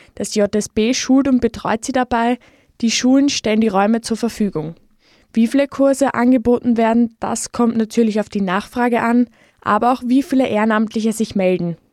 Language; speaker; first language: German; native; German